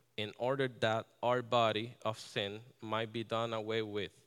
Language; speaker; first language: English; non-native, fluent; Spanish